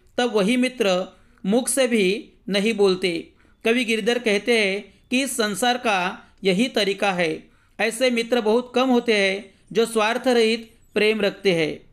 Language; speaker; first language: Hindi; non-native, local second language; Marathi